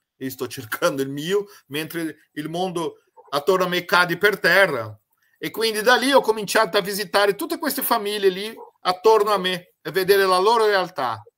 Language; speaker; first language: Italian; non-native, fluent; Portuguese